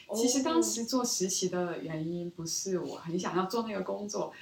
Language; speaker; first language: Chinese; early bilingual, other home language; Korean